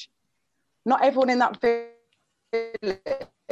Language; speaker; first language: English; native; English